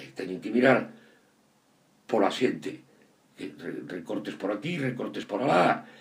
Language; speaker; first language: Spanish; non-native, local second language; Galician